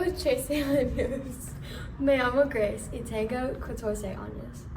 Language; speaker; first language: Spanish; non-native, learner; English